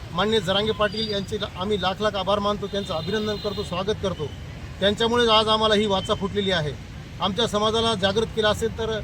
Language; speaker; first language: Marathi; non-native, local second language; Lambadi